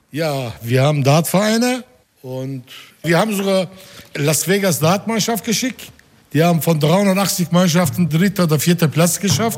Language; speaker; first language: German; non-native, fluent; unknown